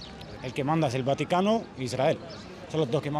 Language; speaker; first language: Spanish; native; Spanish